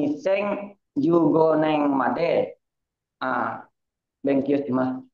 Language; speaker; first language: Japanese; non-native, learner; Indonesian